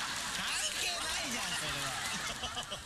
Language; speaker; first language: Japanese; native; Japanese